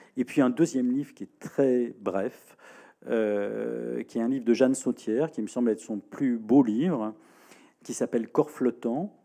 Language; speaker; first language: French; native; French